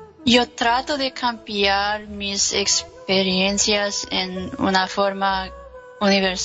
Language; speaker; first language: Spanish; non-native, learner; English